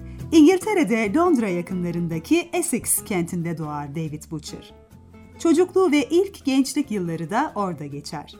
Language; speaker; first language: Turkish; native; Turkish